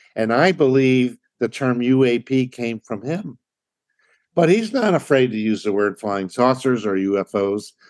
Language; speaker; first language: English; native; English